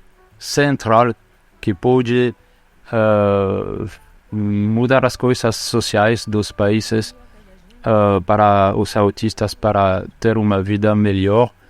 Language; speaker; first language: Portuguese; non-native, fluent; French